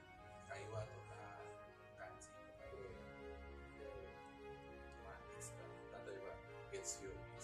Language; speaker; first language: Japanese; non-native, learner; Indonesian